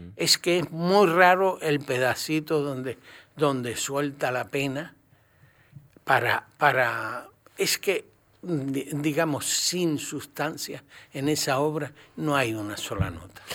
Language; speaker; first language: Spanish; native; Spanish